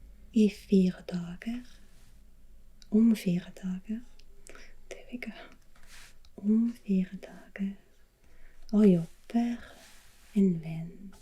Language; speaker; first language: Norwegian; non-native, learner; German